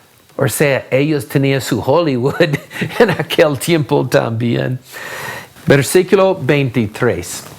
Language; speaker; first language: Spanish; non-native, fluent; English